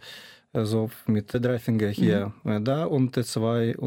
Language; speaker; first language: German; non-native, fluent; Russian